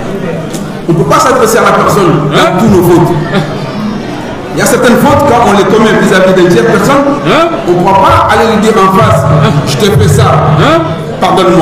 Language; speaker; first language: French; non-native, local second language; Soninke